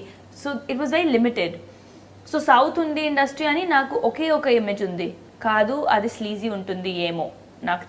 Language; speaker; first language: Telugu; non-native, fluent; Hindi